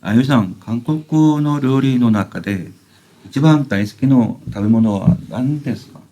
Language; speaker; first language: Japanese; non-native, learner; Korean